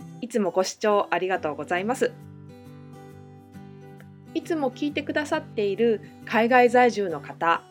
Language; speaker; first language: Japanese; native; Japanese